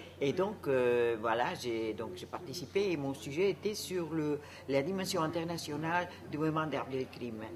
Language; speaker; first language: French; non-native, fluent; Spanish